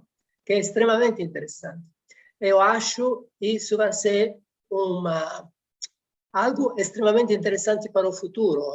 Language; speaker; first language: Portuguese; non-native, fluent; Italian